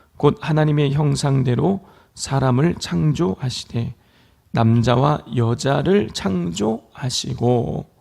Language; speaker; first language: Korean; native; Korean